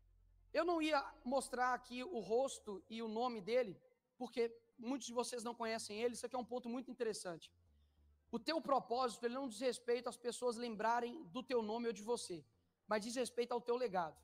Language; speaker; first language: Portuguese; native; Portuguese